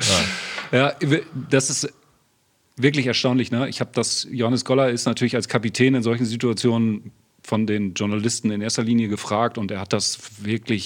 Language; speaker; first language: German; native; German